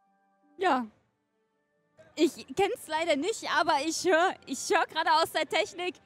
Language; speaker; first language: German; native; German